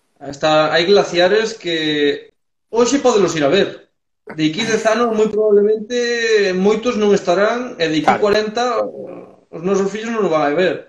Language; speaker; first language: Galician; early bilingual, heritage; Galician